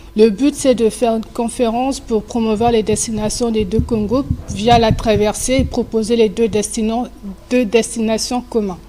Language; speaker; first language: French; early bilingual, other home language; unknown